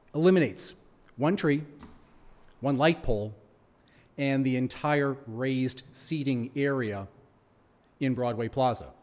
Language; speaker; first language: English; native; English